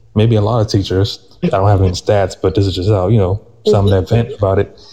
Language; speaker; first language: English; native; English